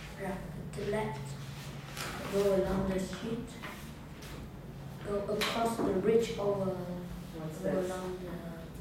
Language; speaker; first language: English; non-native, learner; Vietnamese